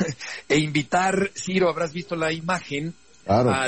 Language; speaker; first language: Spanish; native; Spanish